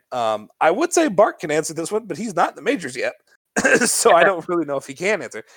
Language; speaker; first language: English; native; English